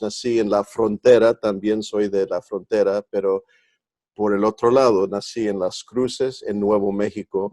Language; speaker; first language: Spanish; early bilingual, heritage; Spanish